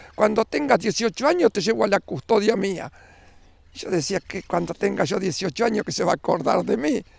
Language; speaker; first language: Spanish; native; Spanish